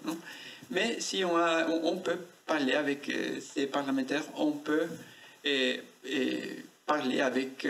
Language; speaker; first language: French; non-native, learner; Spanish